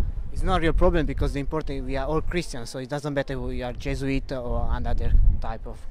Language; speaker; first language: English; non-native, fluent; Italian